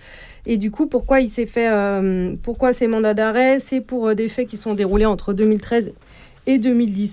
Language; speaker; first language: French; native; French